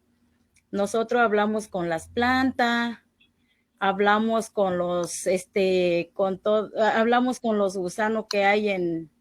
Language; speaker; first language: Spanish; non-native, local second language; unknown